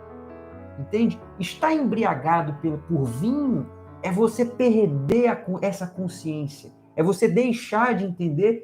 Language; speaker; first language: Portuguese; native; Portuguese